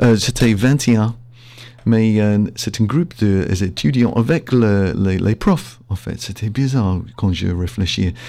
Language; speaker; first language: French; non-native, fluent; English